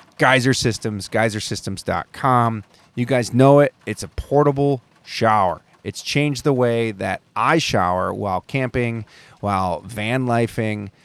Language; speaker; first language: English; native; English